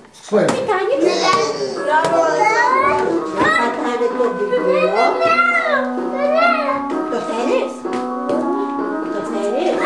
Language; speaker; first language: Greek; native; Greek